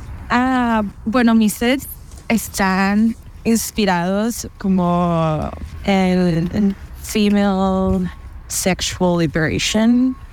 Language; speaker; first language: Spanish; native; Spanish